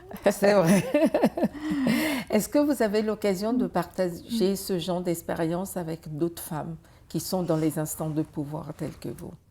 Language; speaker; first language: French; native; French